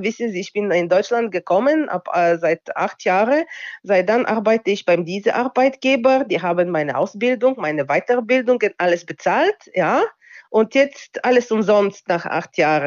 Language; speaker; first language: German; non-native, local second language; Bulgarian